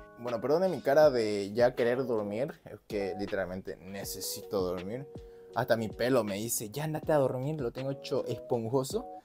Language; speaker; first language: Spanish; native; Spanish